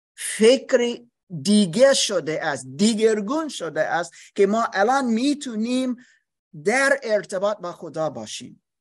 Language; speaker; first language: Persian; non-native, learner; English